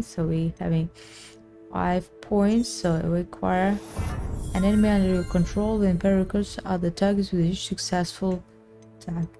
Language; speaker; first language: English; non-native, learner; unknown